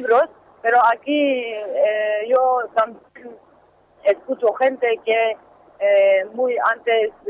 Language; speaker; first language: Spanish; non-native, learner; Kurdish